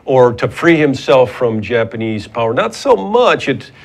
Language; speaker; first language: English; native; English